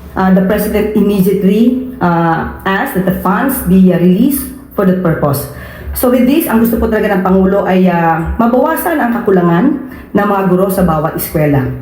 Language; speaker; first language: Filipino; native; Filipino